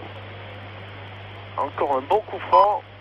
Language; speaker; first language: French; native; French